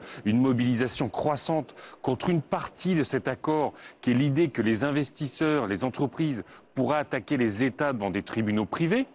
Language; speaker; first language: French; native; French